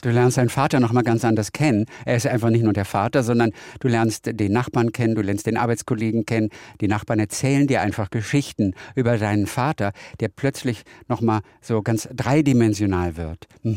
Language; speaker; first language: German; native; German